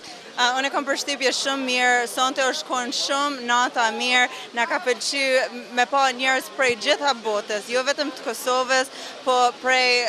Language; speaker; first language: Albanian; early bilingual, heritage; Albanian